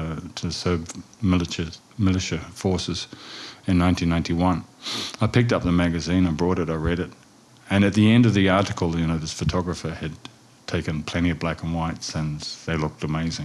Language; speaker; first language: English; native; English